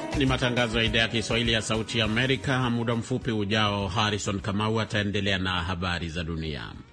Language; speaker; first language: Swahili; non-native, local second language; Meru